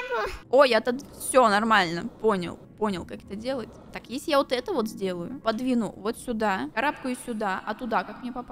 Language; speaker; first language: Russian; native; Russian